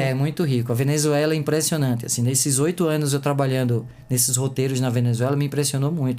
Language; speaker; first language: Portuguese; native; Portuguese